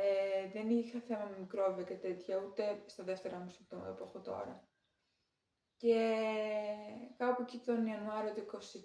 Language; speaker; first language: Greek; native; Greek